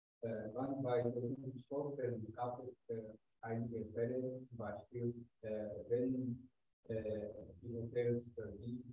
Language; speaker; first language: German; non-native, fluent; Japanese